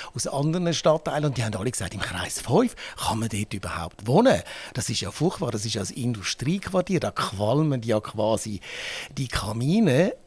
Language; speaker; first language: German; native; German